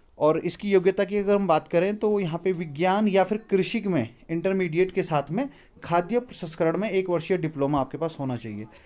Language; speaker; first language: Hindi; native; Hindi